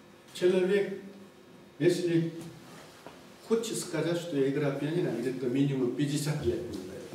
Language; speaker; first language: Russian; non-native, fluent; Korean